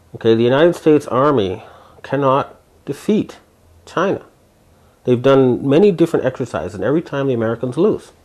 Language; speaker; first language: English; native; English